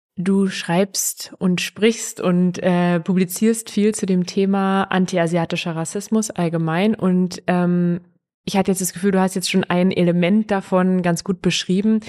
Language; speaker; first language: German; native; German